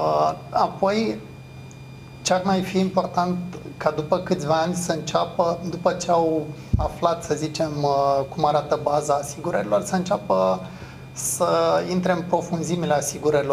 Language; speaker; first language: Romanian; native; Romanian